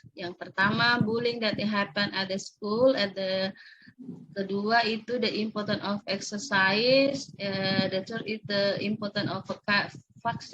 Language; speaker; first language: English; non-native, learner; Indonesian